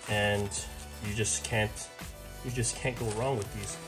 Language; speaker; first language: English; native; English